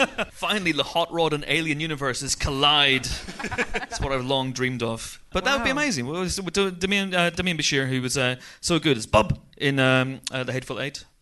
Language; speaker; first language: English; native; English